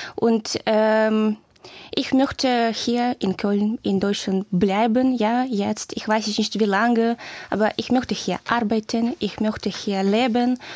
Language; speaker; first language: German; non-native, learner; Ukrainian